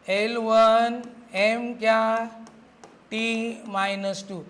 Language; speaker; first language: Hindi; non-native, local second language; Marathi